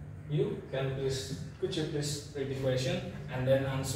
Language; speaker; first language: English; non-native, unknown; Indonesian